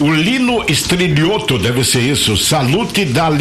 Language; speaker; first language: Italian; non-native, learner; Portuguese